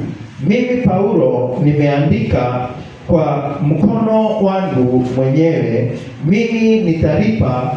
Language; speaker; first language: Swahili; non-native, local second language; Kikuyu